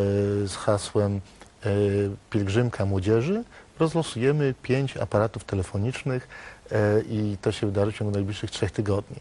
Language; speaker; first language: Polish; native; Polish